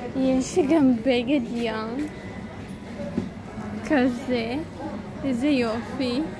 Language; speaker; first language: Hebrew; early bilingual, other home language; Russian